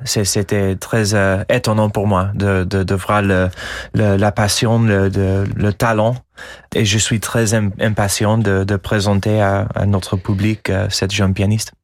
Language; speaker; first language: French; non-native, fluent; English